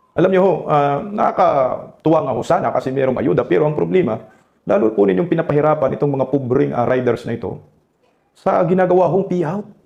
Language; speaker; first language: Filipino; non-native, local second language; Cebuano